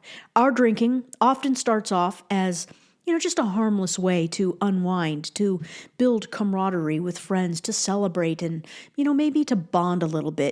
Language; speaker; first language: English; native; English